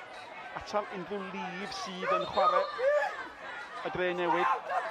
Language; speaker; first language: Welsh; native; Welsh